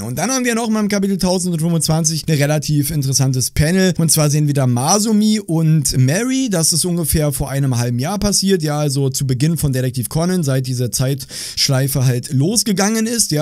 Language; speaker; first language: German; native; German